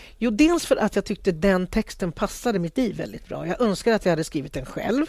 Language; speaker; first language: Swedish; early bilingual, other home language; Spanish